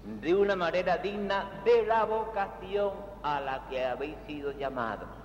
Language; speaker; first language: Spanish; native; Spanish